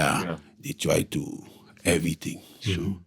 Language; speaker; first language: English; non-native, local second language; Haitian Creole